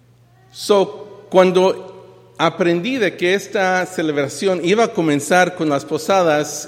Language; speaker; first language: Spanish; early bilingual, heritage; Spanish